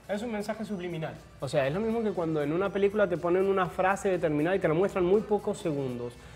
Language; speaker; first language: Spanish; native; Spanish